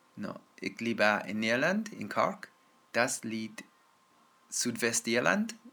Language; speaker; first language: German; non-native, learner; English